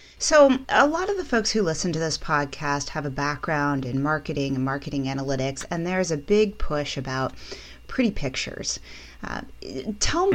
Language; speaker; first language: English; native; English